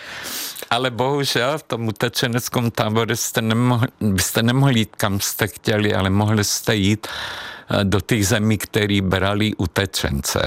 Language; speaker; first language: Czech; non-native, fluent; Hungarian